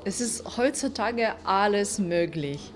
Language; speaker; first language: German; non-native, learner; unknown